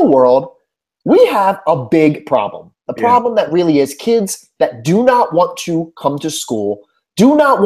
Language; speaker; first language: English; native; English